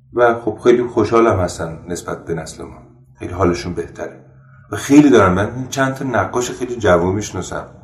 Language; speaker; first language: Persian; non-native, local second language; Armenian